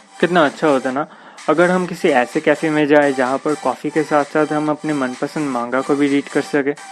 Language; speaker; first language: Hindi; non-native, local second language; Bangla